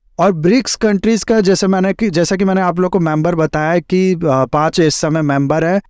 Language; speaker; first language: Hindi; native; Hindi